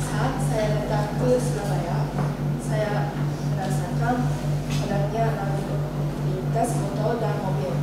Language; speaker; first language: Indonesian; non-native, learner; Japanese